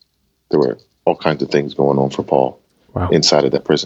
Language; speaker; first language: English; native; English